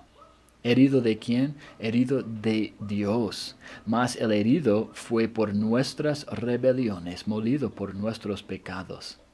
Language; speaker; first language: Spanish; non-native, fluent; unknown